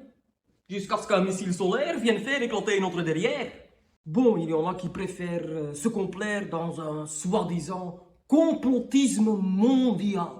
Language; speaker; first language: French; native; French